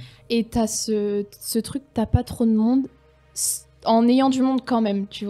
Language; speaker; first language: French; native; French